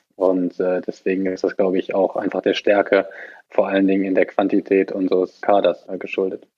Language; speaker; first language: German; native; German